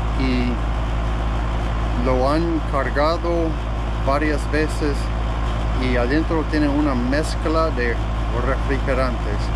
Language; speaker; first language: Spanish; non-native, fluent; English